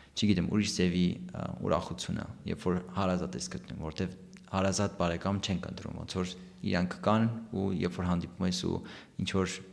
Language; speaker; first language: Armenian; early bilingual, heritage; Armenian